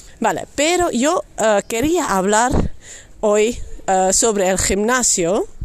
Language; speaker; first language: Spanish; non-native, fluent; Dutch